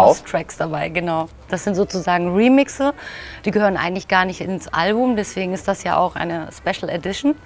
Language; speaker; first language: German; native; German